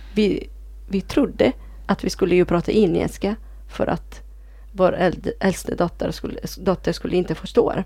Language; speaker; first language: Swedish; non-native, fluent; Italian